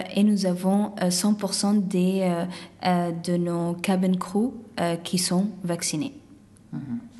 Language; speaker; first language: French; non-native, fluent; Arabic